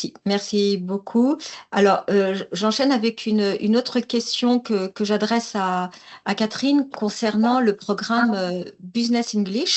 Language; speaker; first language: French; native; French